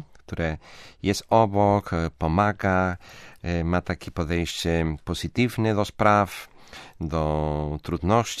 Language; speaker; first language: Polish; non-native, fluent; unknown